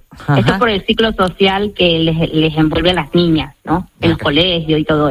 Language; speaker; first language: Spanish; native; Spanish